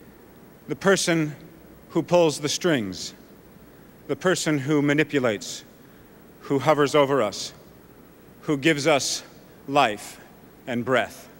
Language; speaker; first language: English; native; English